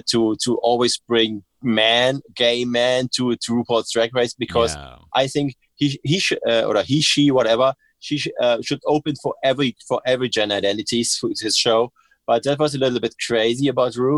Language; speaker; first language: English; non-native, fluent; German